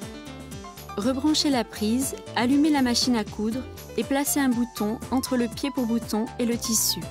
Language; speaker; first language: French; native; French